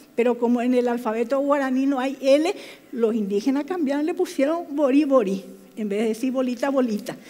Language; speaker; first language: Spanish; non-native, local second language; Guarani